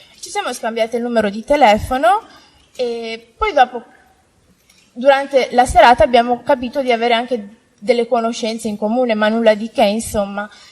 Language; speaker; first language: Italian; non-native, fluent; Romanian